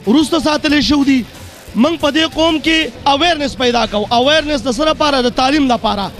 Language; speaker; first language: Pashto; non-native, local second language; Gujari